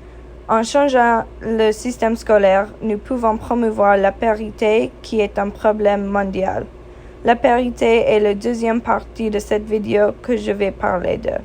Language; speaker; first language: French; non-native, fluent; English